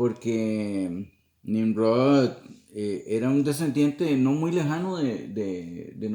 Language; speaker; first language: Spanish; native; Spanish